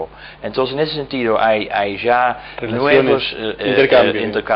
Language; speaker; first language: Spanish; non-native, fluent; Dutch